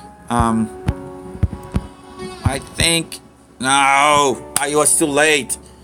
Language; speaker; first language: English; non-native, fluent; Spanish